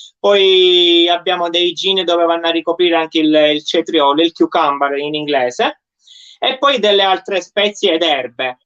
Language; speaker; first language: Italian; native; Italian